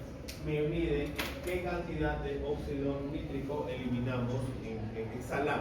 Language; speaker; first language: Spanish; native; Spanish